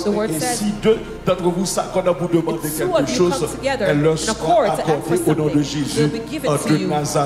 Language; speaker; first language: French; non-native, local second language; Haitian Creole